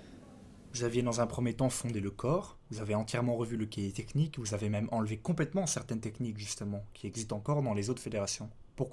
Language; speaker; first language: French; native; French